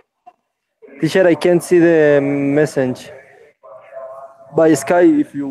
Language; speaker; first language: English; non-native, learner; Spanish